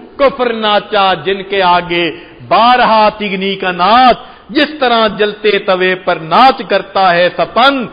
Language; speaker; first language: Urdu; non-native, local second language; Punjabi